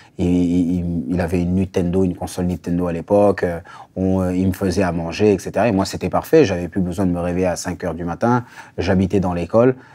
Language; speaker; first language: French; native; French